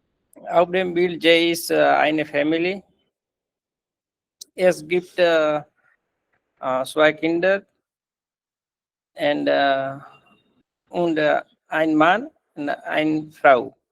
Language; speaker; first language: German; non-native, learner; Hindi